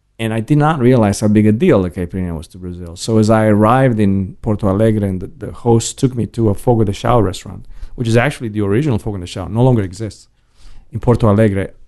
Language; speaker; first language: English; non-native, fluent; Romanian